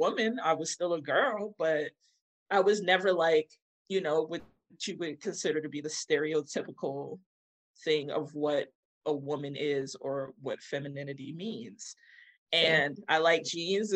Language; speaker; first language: English; native; English